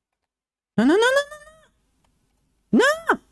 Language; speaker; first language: French; native; French